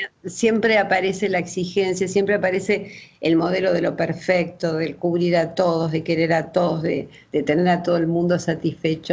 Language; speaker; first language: Spanish; native; Spanish